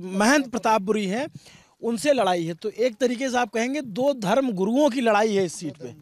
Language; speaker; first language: Hindi; native; Hindi